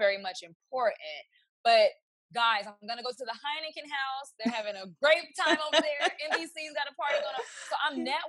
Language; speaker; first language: English; native; English